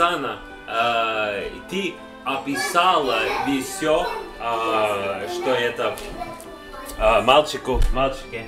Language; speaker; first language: Russian; non-native, learner; English